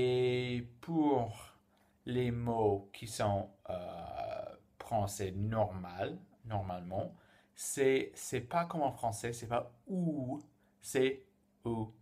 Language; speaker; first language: French; non-native, fluent; English